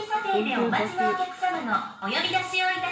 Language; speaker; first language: Japanese; native; Japanese